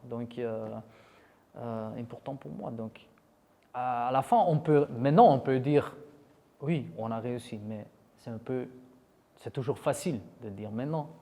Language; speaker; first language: French; non-native, fluent; Dutch